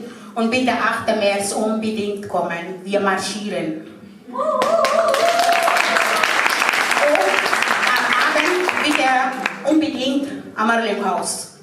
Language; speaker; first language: German; non-native, fluent; Arabic